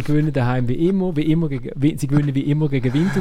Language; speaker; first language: German; native; German